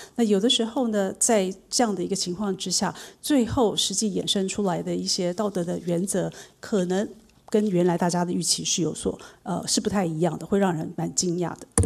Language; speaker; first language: Chinese; native; Chinese